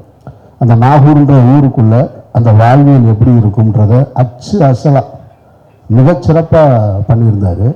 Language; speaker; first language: Tamil; native; Tamil